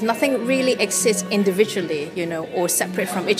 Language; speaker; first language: English; non-native, local second language; Cantonese